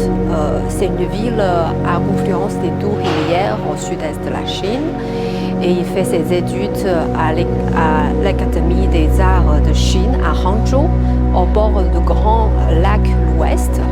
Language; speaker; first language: French; non-native, fluent; Chinese